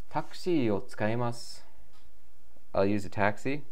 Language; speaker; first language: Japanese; non-native, learner; English